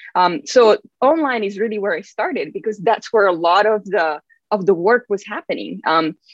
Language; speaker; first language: English; non-native, fluent; Italian